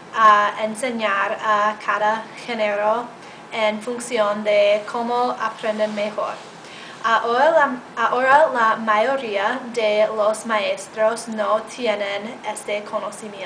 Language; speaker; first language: Spanish; non-native, learner; English